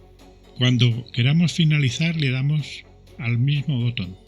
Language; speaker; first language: Spanish; native; Spanish